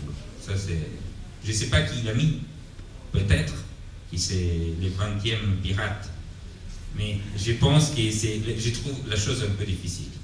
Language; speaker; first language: French; non-native, fluent; Italian